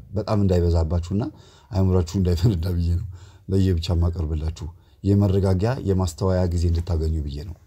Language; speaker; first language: Amharic; native; Amharic